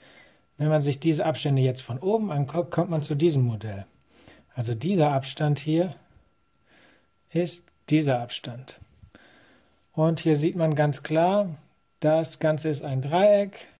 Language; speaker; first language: German; native; German